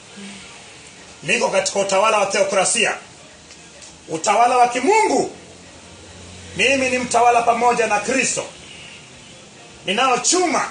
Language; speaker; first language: Swahili; non-native, local second language; Luo (Kenya and Tanzania)